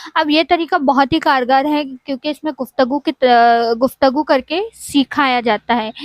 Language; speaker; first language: Urdu; native; Urdu